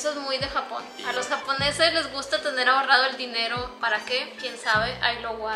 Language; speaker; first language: Spanish; native; Spanish